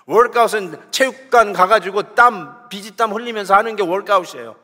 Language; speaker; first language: Korean; native; Korean